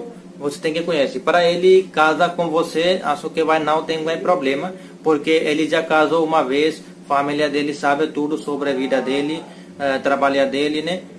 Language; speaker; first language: Portuguese; non-native, learner; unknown